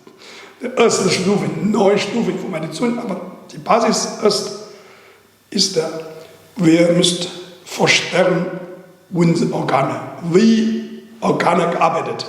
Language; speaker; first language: German; non-native, learner; Chinese